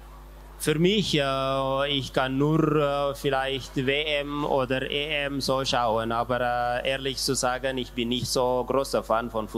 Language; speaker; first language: German; non-native, learner; Tigrinya